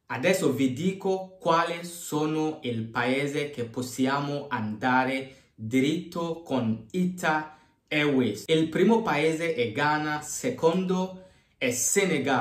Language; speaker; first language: Italian; non-native, fluent; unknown